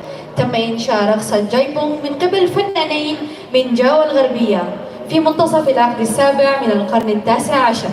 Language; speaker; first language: Arabic; native; Arabic